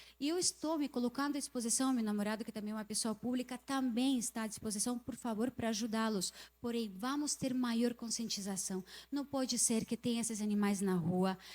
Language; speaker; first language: Portuguese; non-native, fluent; Russian